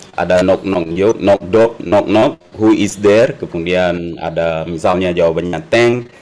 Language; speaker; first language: Indonesian; native; Indonesian